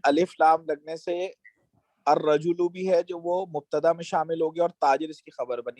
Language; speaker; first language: Urdu; native; Urdu